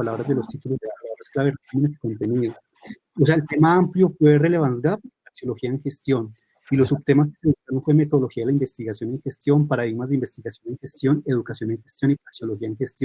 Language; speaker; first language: Spanish; native; Spanish